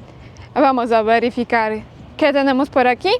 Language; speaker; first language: Spanish; non-native, fluent; Polish